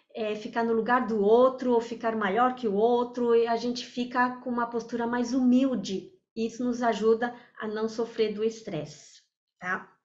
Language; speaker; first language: Portuguese; early bilingual, other home language; French